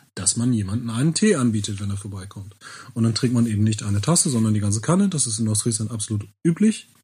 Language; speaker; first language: German; native; German